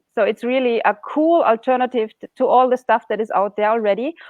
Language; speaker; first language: English; non-native, fluent; German